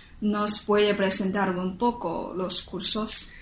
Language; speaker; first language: Spanish; non-native, learner; Chinese